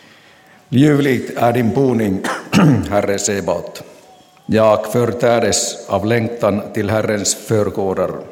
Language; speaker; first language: Swedish; non-native, local second language; Finnish